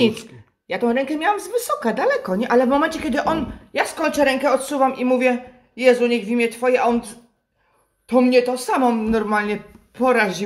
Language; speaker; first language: Polish; native; Polish